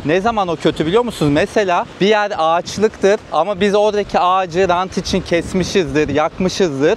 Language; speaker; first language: Turkish; native; Turkish